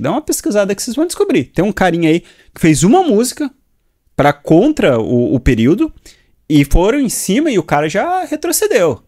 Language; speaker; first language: Portuguese; native; Portuguese